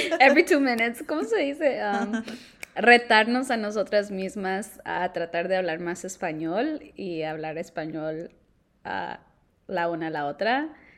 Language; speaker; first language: Spanish; early bilingual, heritage; Spanish